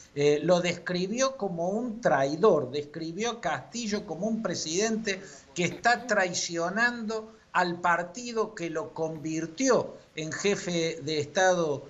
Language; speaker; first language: Spanish; native; Spanish